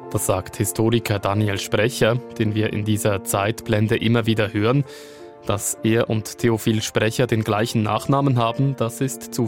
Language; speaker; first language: German; native; German